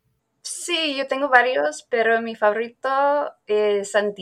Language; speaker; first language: Spanish; non-native, fluent; English